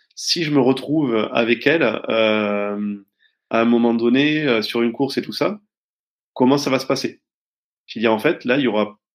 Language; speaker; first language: French; native; French